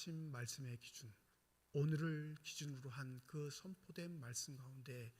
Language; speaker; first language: Korean; native; Korean